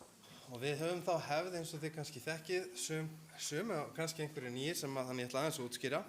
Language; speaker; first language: Icelandic; native; Icelandic